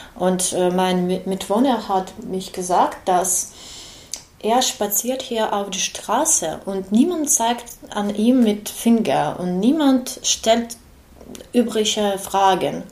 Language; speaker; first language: German; non-native, fluent; Ukrainian